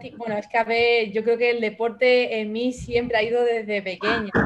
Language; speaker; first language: Spanish; native; Spanish